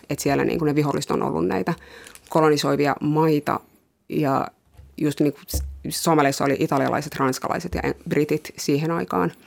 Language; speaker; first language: Finnish; early bilingual, other home language; Somali